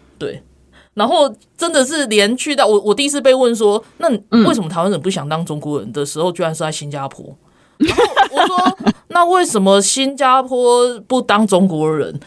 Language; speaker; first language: Chinese; native; Chinese